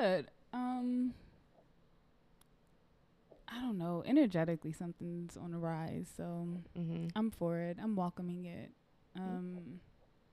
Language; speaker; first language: English; native; English